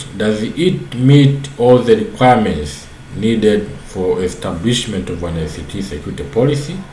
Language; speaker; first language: English; non-native, local second language; Swahili